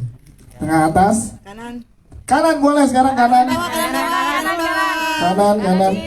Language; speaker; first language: Indonesian; native; Indonesian